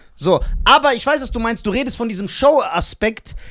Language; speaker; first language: German; native; German